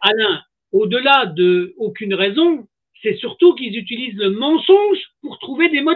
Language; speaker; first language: French; native; French